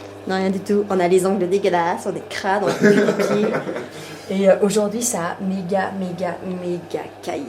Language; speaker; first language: French; native; French